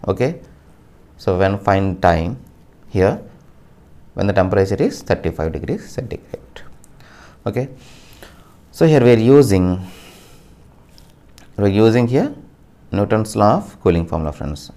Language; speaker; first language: English; non-native, local second language; Telugu